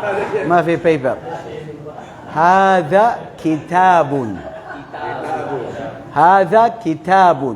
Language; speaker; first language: Arabic; non-native, fluent; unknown